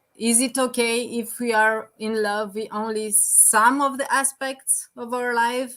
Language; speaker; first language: English; non-native, fluent; Romanian